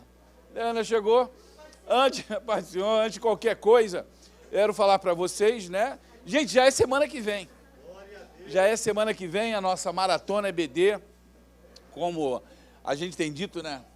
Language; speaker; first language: Portuguese; native; Portuguese